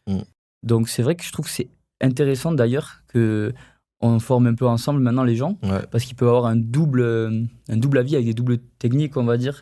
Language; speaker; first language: French; native; French